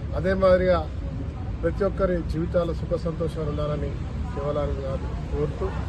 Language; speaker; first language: Telugu; native; Telugu